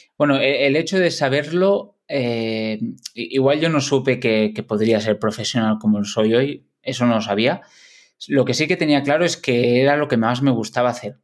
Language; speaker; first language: Spanish; non-native, local second language; Catalan